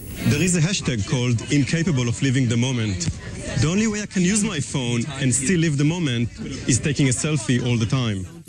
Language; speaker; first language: English; non-native, fluent; Hebrew